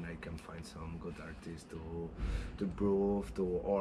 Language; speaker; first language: English; non-native, learner; Spanish